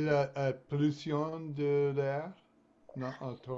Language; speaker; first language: French; non-native, fluent; English